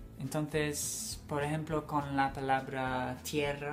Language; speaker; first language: Spanish; non-native, fluent; English